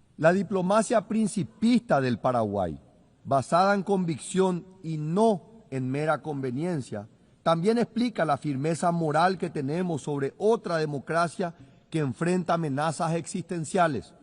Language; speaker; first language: Spanish; native; Spanish